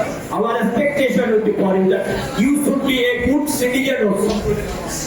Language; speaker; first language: English; non-native, local second language; Bangla